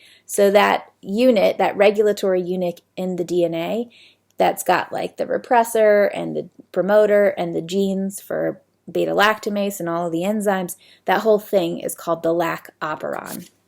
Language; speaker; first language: English; native; English